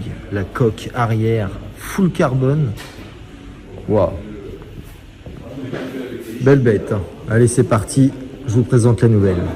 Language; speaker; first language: French; native; French